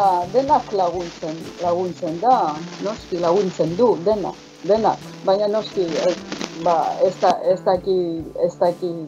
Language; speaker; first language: Basque; non-native, fluent; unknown